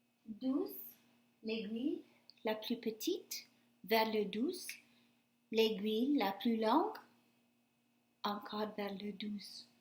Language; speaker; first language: French; non-native, fluent; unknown